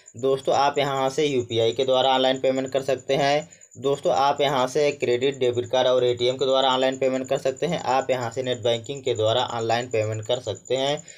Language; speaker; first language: Hindi; native; Hindi